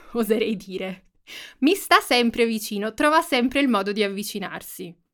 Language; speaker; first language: Italian; native; Italian